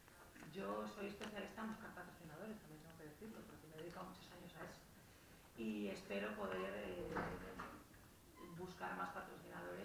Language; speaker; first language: Spanish; native; Spanish